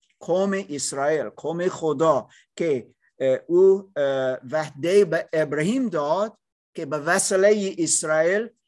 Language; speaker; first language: Persian; non-native, learner; English